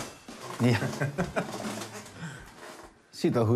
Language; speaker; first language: Dutch; native; Dutch